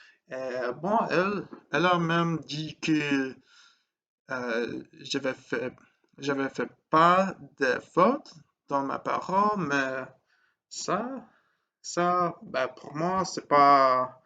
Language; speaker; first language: French; non-native, learner; English